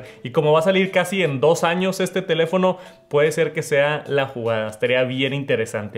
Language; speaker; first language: Spanish; native; Spanish